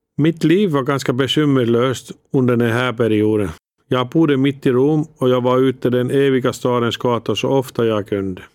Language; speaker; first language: Swedish; non-native, fluent; Finnish